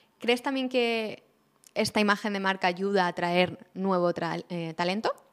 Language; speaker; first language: Spanish; native; Spanish